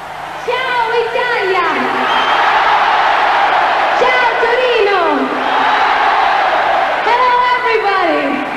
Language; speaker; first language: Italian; non-native, learner; English